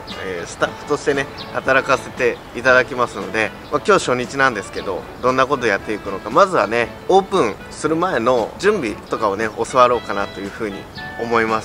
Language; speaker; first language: Japanese; native; Japanese